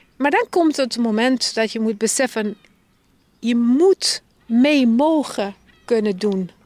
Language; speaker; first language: Dutch; non-native, fluent; Persian